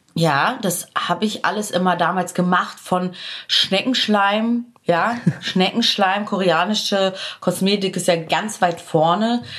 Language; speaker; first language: German; early bilingual, other home language; Polish